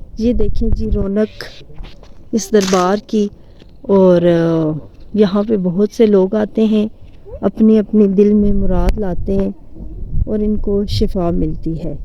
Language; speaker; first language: Urdu; non-native, local second language; Punjabi